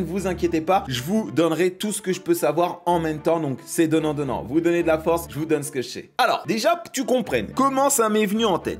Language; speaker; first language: French; native; French